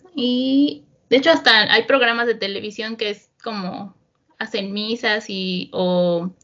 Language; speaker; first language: Spanish; native; Spanish